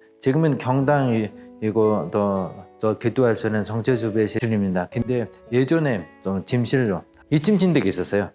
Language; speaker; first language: Korean; non-native, fluent; Mongolian